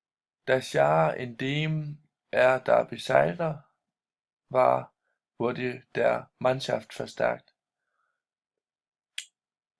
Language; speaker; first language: German; non-native, learner; Danish